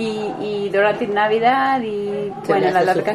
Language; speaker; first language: Spanish; non-native, fluent; English